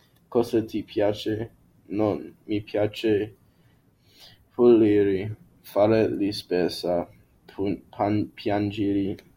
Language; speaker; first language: Italian; non-native, learner; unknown